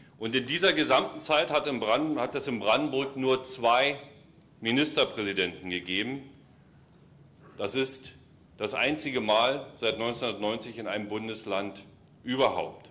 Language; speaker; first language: German; native; German